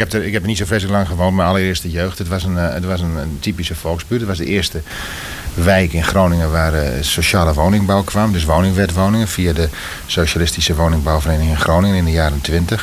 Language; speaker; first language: Dutch; native; Dutch